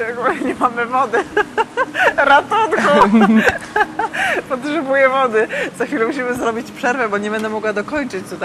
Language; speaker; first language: Polish; native; Polish